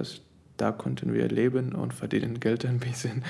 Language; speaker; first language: German; non-native, fluent; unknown